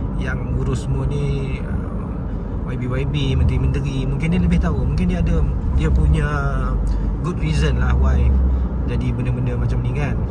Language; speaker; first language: Malay; native; Malay